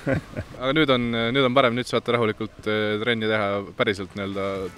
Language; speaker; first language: Estonian; native; Estonian